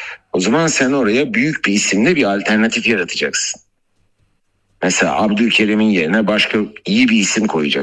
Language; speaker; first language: Turkish; native; Turkish